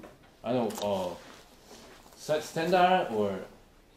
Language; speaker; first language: English; non-native, learner; Korean